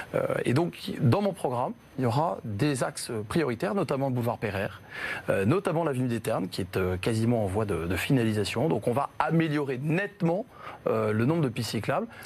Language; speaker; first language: French; native; French